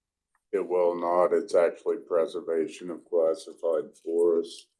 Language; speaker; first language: English; native; English